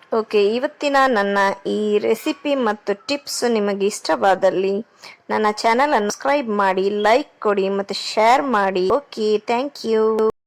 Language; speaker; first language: Kannada; non-native, local second language; Konkani